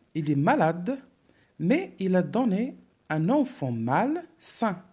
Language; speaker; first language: French; non-native, local second language; Arabic